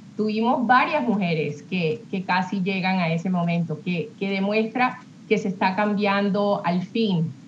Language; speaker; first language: Spanish; early bilingual, heritage; Spanish